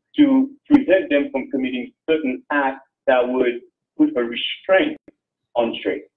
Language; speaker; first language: English; non-native, fluent; Haitian Creole